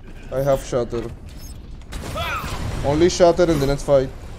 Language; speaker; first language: English; non-native, learner; Spanish